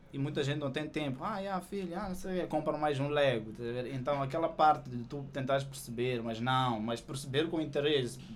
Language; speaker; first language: Portuguese; native; Portuguese